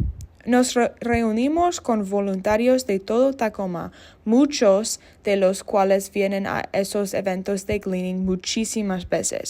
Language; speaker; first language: Spanish; non-native, learner; English